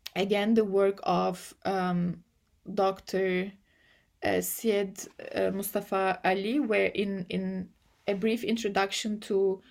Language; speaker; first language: English; non-native, fluent; Turkish